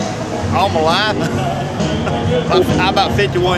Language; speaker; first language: English; native; English